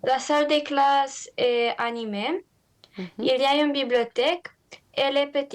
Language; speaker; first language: French; non-native, learner; Romanian